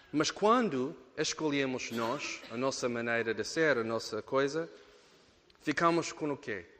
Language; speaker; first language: Portuguese; non-native, fluent; English